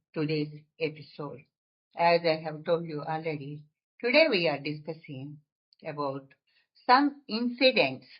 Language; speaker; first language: English; non-native, local second language; Telugu